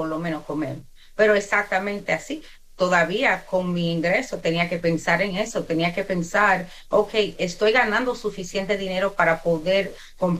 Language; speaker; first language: Spanish; early bilingual, heritage; Spanish